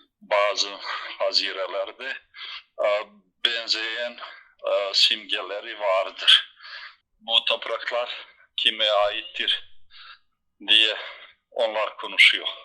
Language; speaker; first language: Turkish; non-native, fluent; Bosnian